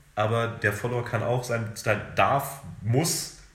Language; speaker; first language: German; native; German